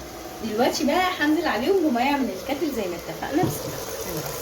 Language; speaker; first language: Arabic; native; Arabic